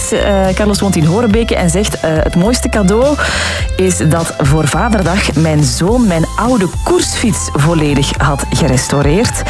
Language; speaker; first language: Dutch; native; Dutch